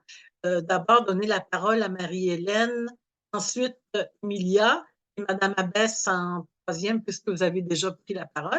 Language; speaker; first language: French; native; French